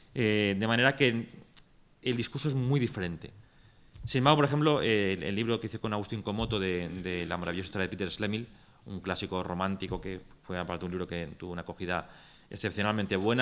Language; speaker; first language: Spanish; native; Spanish